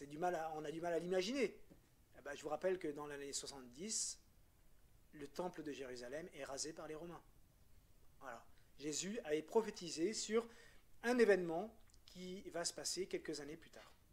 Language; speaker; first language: French; native; French